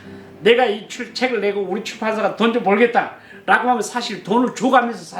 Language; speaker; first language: Korean; native; Korean